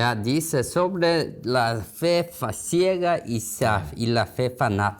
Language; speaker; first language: Spanish; non-native, learner; Korean